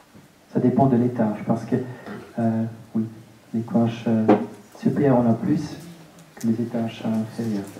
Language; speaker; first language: French; non-native, local second language; German